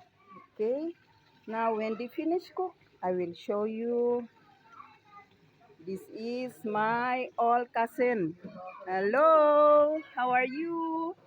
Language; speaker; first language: English; non-native, learner; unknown